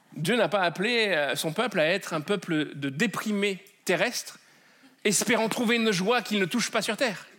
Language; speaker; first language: French; native; French